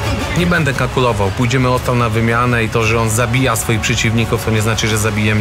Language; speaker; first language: Polish; native; Polish